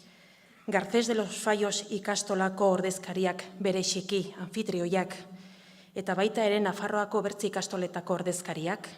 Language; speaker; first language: Basque; native; Basque